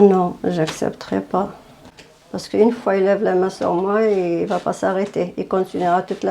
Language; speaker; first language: French; non-native, fluent; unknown